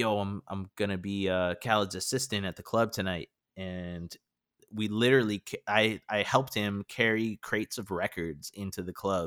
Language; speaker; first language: English; native; English